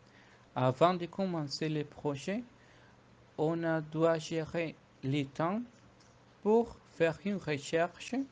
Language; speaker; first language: French; non-native, fluent; Spanish